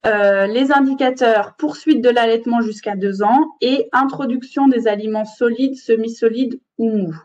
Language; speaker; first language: French; native; French